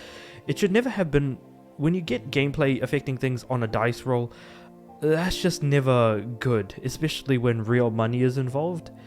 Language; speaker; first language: English; native; English